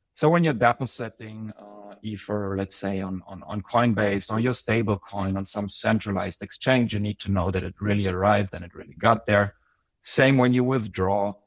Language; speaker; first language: English; non-native, fluent; Bosnian